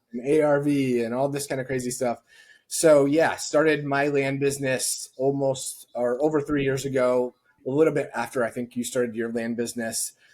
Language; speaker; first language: English; native; English